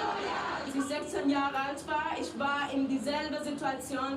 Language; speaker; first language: German; non-native, learner; Kurdish